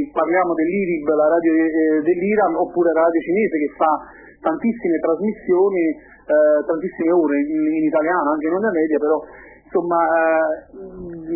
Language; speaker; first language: Italian; native; Italian